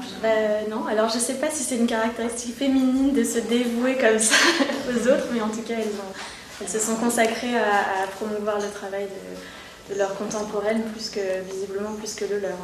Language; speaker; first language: French; native; French